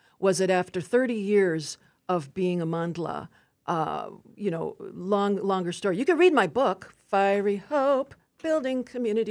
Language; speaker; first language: English; early bilingual, other home language; French